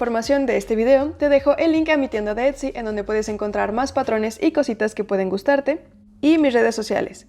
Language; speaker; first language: Spanish; native; Spanish